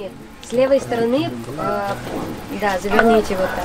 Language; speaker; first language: Russian; native; Russian